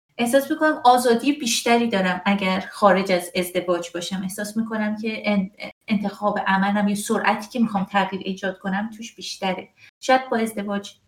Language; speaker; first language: Persian; native; Persian